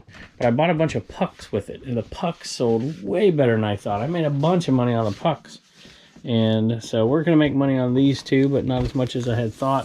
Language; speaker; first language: English; native; English